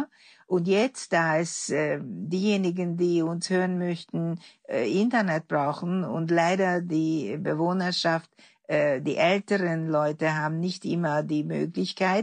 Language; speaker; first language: German; non-native, fluent; Hungarian